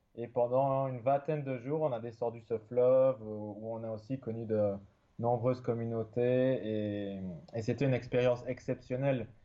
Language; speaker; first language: French; native; French